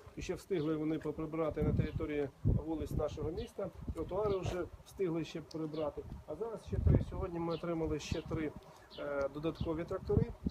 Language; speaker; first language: Ukrainian; non-native, local second language; Russian